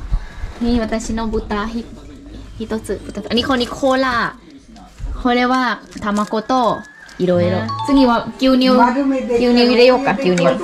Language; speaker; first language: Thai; native; Thai